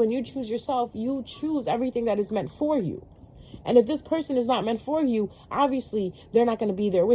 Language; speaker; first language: English; native; English